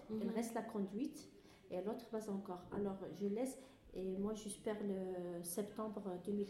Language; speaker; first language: French; non-native, learner; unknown